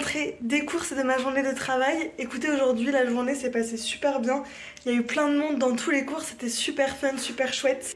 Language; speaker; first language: French; native; French